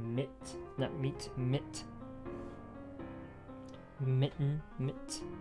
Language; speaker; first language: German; non-native, learner; English